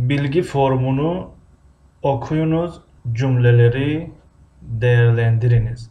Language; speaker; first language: Turkish; non-native, fluent; Persian